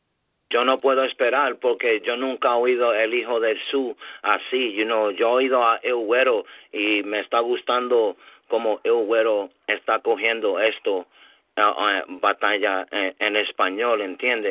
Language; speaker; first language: Spanish; early bilingual, heritage; English